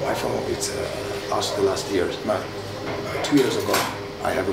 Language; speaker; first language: English; non-native, learner; Tibetan